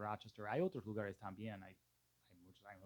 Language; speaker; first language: Spanish; non-native, fluent; English